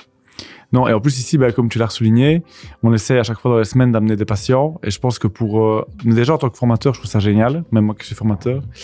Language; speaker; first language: French; native; French